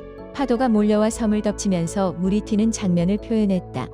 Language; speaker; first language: Korean; native; Korean